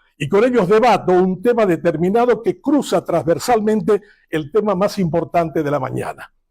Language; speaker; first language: Spanish; non-native, local second language; Guarani